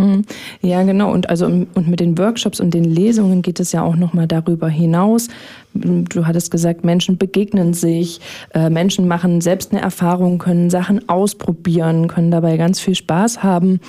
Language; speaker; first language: German; native; German